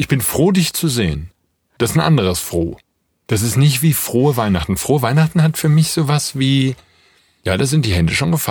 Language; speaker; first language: German; native; German